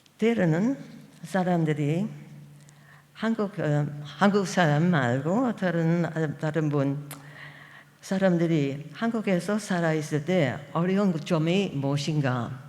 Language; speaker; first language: Korean; non-native, fluent; English